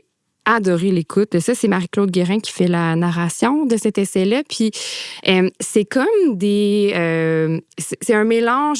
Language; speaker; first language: French; native; French